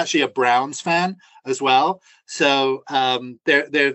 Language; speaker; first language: English; native; English